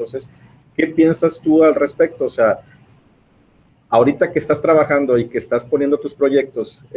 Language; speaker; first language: Spanish; native; Spanish